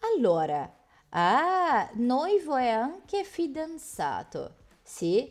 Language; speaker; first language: Italian; non-native, fluent; Portuguese